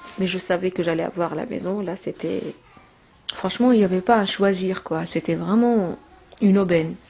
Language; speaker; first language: French; non-native, local second language; Arabic